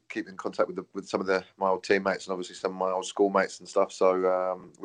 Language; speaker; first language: English; native; English